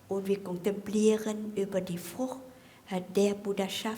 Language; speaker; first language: German; non-native, fluent; Vietnamese